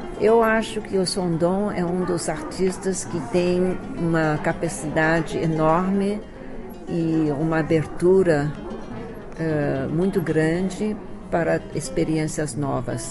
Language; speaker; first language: Portuguese; early bilingual, other home language; Chinese